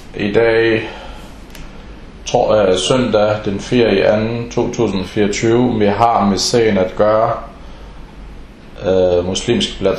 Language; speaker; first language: Danish; non-native, fluent; Arabic